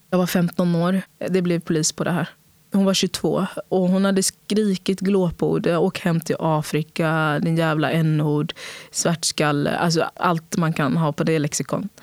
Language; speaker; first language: Swedish; early bilingual, other home language; Portuguese